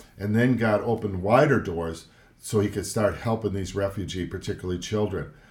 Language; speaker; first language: English; native; English